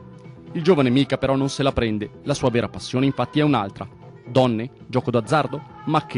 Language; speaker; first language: Italian; native; Italian